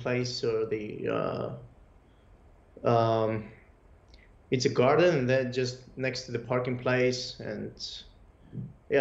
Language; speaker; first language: English; non-native, fluent; Greek